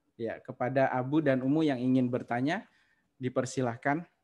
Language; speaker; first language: Indonesian; native; Indonesian